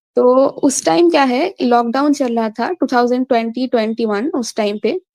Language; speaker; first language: Hindi; non-native, local second language; Bangla